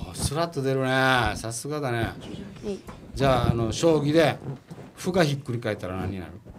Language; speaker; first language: Japanese; native; Japanese